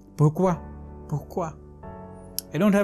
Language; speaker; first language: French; non-native, learner; Hindi